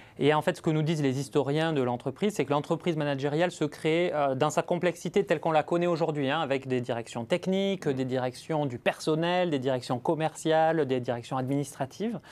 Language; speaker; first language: French; native; French